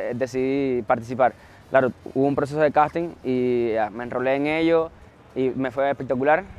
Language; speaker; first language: Spanish; native; Spanish